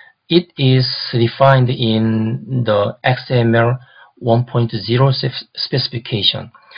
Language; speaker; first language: English; non-native, fluent; Korean